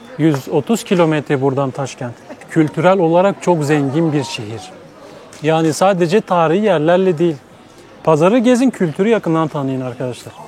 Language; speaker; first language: Turkish; native; Turkish